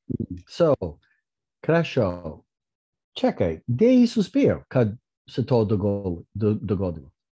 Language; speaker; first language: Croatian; early bilingual, heritage; English